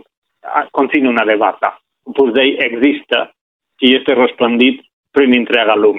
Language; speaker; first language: Romanian; non-native, fluent; Spanish